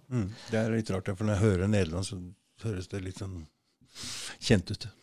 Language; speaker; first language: Norwegian; native; Norwegian